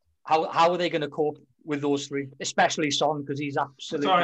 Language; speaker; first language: English; native; English